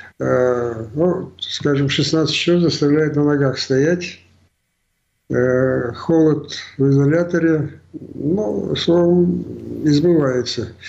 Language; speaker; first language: Russian; non-native, local second language; Crimean Tatar